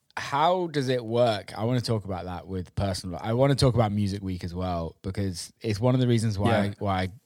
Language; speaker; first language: English; native; English